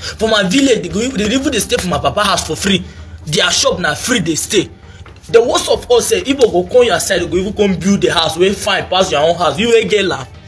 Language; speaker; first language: Nigerian Pidgin; non-native, local second language; Hausa